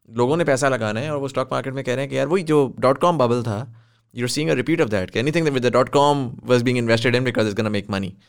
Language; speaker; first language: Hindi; native; Hindi